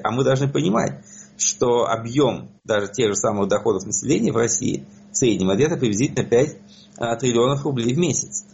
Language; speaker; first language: Russian; native; Russian